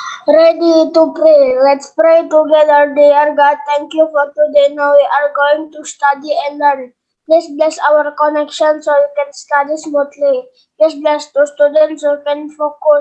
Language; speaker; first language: English; non-native, learner; Indonesian